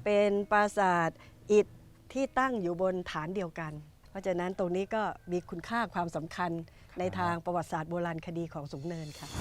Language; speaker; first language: Thai; native; Thai